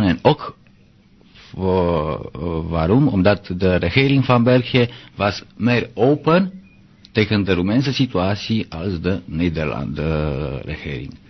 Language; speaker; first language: Dutch; non-native, learner; Romanian